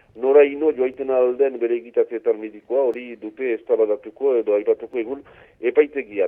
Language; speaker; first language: Basque; native; Basque